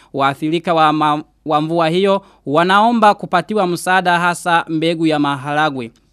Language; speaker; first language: Swahili; non-native, local second language; Rundi